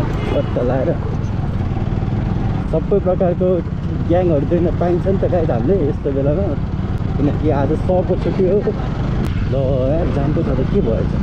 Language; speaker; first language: Nepali; native; Nepali